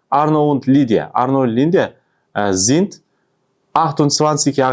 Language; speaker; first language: German; non-native, fluent; Uzbek